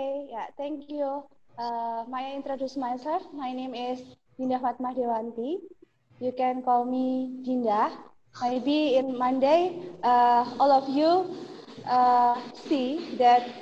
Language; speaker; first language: English; non-native, learner; Indonesian